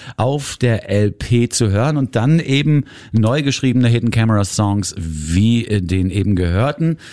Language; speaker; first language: German; native; German